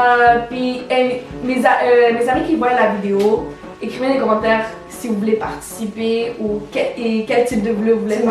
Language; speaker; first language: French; early bilingual, other home language; Spanish